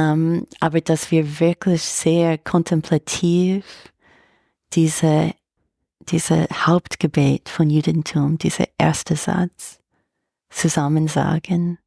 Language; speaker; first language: German; non-native, fluent; English